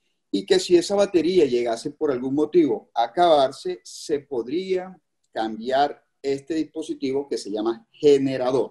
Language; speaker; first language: Spanish; native; Spanish